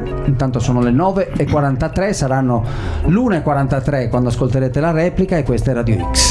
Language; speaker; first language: Italian; native; Italian